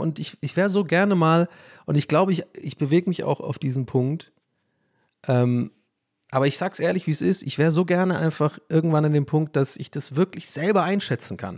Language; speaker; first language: German; native; German